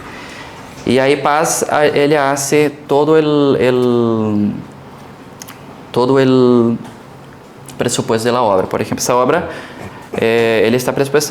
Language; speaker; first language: Portuguese; early bilingual, heritage; Portuguese